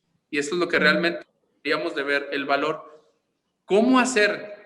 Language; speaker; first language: Spanish; native; Spanish